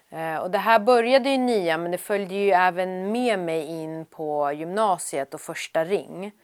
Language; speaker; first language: Swedish; early bilingual, other home language; Persian